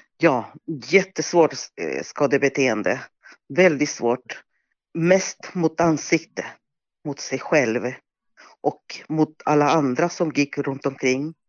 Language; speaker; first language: Swedish; non-native, fluent; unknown